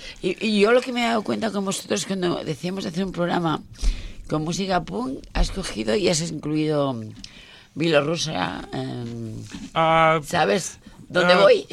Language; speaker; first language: Spanish; native; Spanish